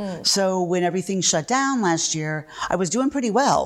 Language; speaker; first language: English; native; English